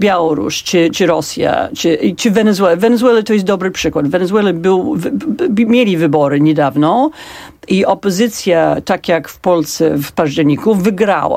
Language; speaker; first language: Polish; non-native, fluent; English